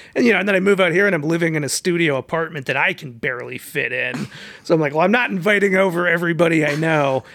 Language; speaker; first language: English; native; English